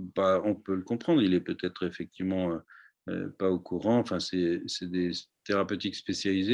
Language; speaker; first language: French; native; French